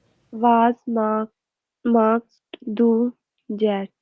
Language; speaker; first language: German; non-native, learner; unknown